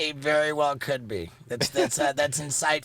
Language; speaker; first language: English; native; English